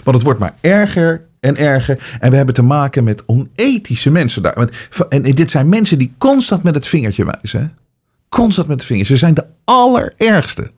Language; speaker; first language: Dutch; native; Dutch